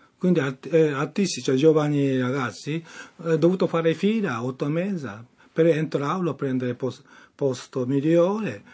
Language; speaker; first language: Italian; non-native, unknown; Japanese